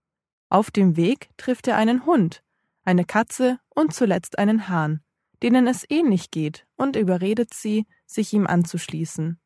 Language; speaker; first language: German; native; German